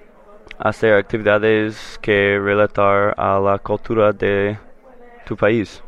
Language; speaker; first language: Spanish; non-native, learner; English